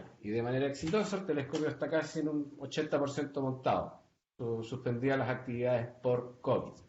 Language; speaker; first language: Spanish; native; Spanish